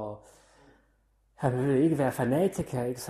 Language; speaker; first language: Danish; non-native, fluent; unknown